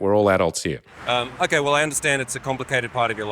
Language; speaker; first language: English; native; English